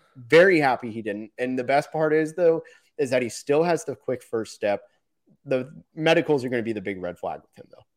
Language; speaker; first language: English; native; English